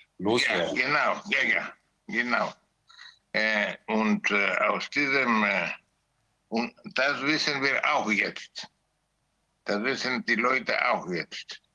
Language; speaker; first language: German; non-native, learner; Greek